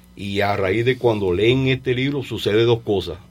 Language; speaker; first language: Spanish; native; Spanish